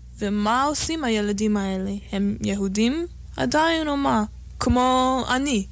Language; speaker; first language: Hebrew; non-native, fluent; English